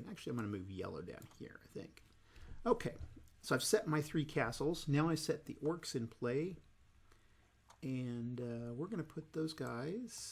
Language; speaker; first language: English; native; English